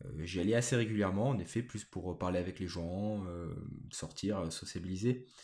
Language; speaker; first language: French; native; French